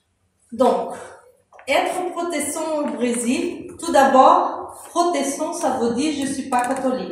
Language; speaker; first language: French; non-native, fluent; Portuguese